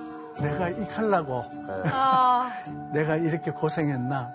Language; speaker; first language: Korean; native; Korean